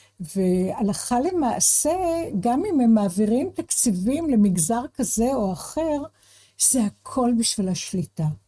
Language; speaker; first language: Hebrew; native; Hebrew